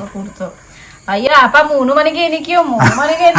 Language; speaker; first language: Malayalam; non-native, fluent; Nepali